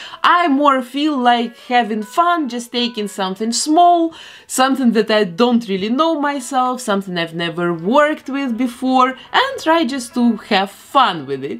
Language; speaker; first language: English; non-native, fluent; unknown